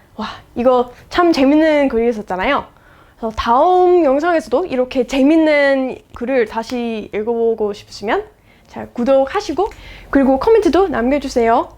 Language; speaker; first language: Korean; non-native, fluent; English